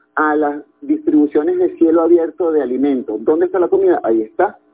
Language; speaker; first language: Spanish; native; Spanish